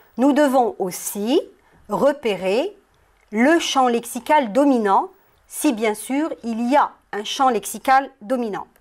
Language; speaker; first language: French; non-native, local second language; Arabic